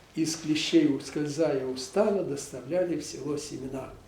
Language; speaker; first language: Russian; non-native, local second language; Ukrainian